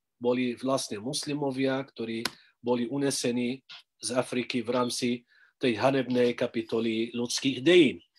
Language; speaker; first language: Slovak; non-native, fluent; Arabic